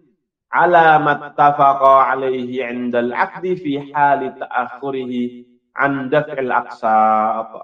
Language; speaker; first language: Arabic; non-native, fluent; Indonesian